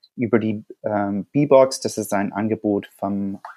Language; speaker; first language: German; non-native, fluent; English